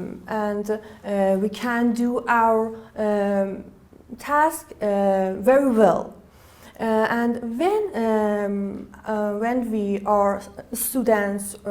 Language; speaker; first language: English; non-native, learner; Persian